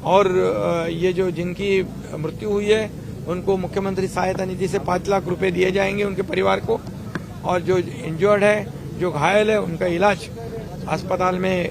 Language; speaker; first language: Hindi; non-native, local second language; Marathi